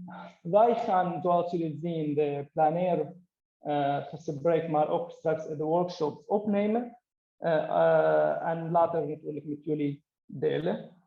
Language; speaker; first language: Dutch; non-native, fluent; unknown